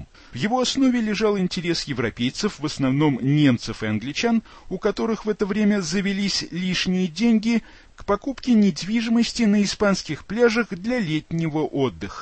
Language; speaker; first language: Russian; native; Russian